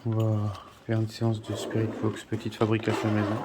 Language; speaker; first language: French; native; French